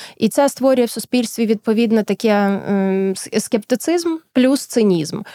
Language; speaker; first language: Ukrainian; early bilingual, heritage; Ukrainian